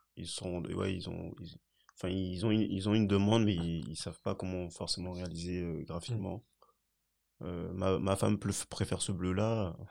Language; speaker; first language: French; early bilingual, other home language; Haitian Creole